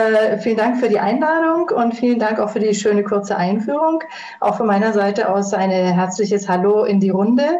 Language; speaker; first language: German; native; German